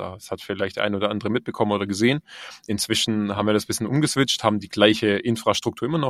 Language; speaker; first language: German; native; German